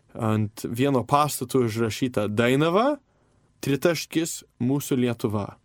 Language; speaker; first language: Lithuanian; early bilingual, heritage; Lithuanian